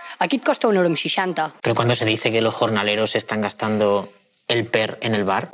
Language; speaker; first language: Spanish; native; Spanish